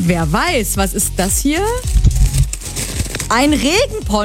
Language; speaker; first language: German; native; German